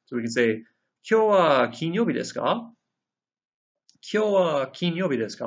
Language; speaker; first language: Japanese; non-native, fluent; English